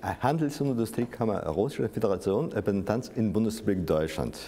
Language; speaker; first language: German; non-native, fluent; Russian